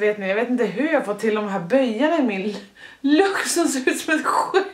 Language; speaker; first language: Swedish; native; Swedish